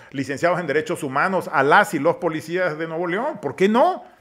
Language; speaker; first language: Spanish; native; Spanish